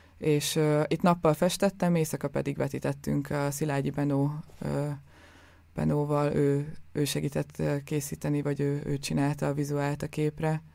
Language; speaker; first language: Hungarian; native; Hungarian